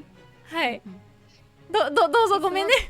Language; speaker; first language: Japanese; non-native, learner; English